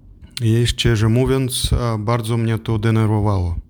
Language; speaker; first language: Polish; non-native, learner; German